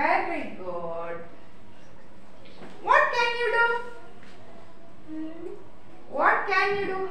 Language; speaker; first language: English; non-native, fluent; Hindi